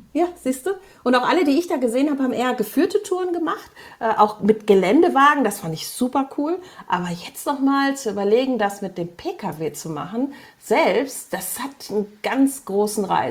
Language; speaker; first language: German; native; German